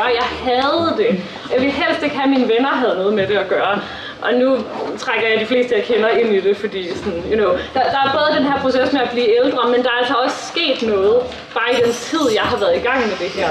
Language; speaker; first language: Danish; native; Danish